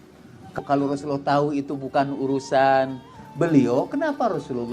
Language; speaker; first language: Indonesian; native; Indonesian